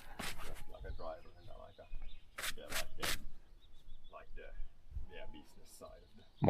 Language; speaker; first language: English; non-native, fluent; Swedish